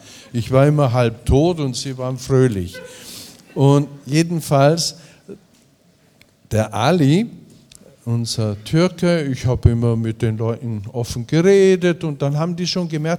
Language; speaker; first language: German; native; German